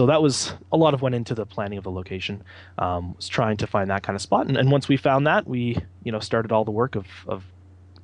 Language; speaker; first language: English; native; English